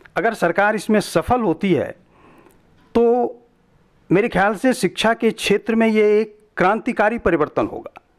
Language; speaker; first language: Hindi; native; Hindi